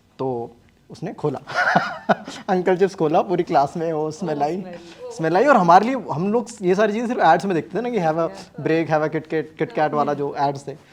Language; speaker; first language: Hindi; native; Hindi